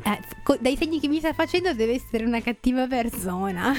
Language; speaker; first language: Italian; native; Italian